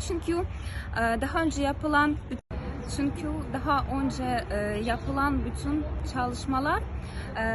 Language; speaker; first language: Turkish; non-native, fluent; Ukrainian